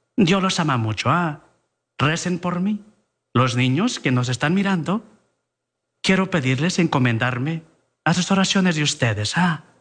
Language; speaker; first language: Spanish; early bilingual, heritage; Spanish